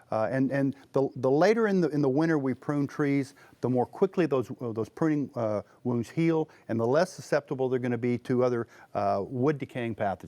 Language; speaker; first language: English; native; English